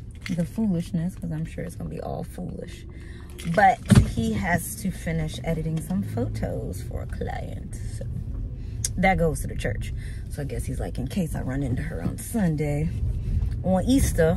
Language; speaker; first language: English; early bilingual, other home language; Spanish